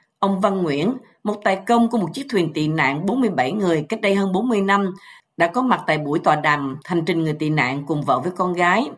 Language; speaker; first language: Vietnamese; native; Vietnamese